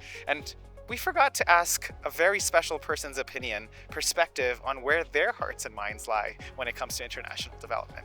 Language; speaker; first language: English; native; English